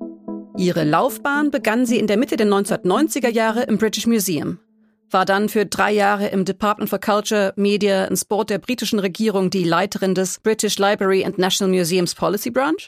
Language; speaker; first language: German; native; German